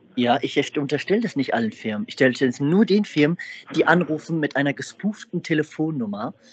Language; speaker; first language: German; native; German